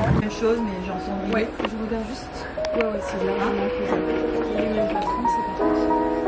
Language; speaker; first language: French; native; French